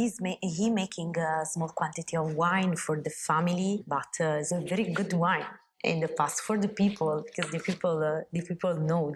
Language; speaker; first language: English; non-native, learner; Italian